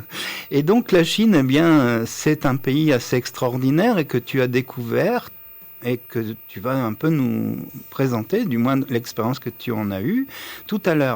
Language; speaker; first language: French; native; French